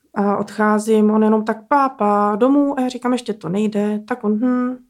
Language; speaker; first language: Czech; native; Czech